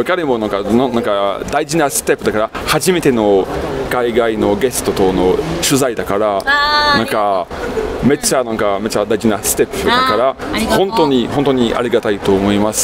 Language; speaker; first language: Japanese; non-native, fluent; French